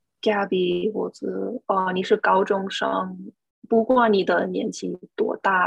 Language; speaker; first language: Chinese; non-native, fluent; English